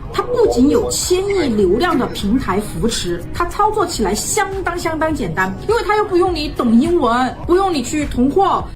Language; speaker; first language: Chinese; native; Chinese